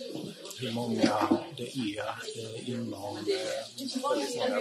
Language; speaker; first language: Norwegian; non-native, learner; Swedish